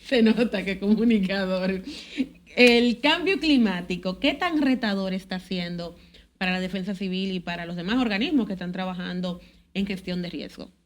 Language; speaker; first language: Spanish; native; Spanish